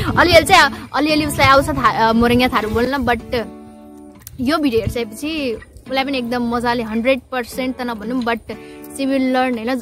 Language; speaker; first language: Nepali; non-native, local second language; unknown